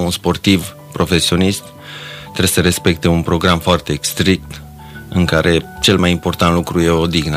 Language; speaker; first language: Romanian; native; Romanian